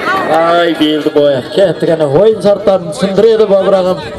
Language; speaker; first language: Kazakh; native; Kazakh